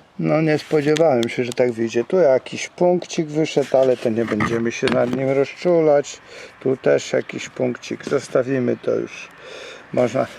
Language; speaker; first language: Polish; native; Polish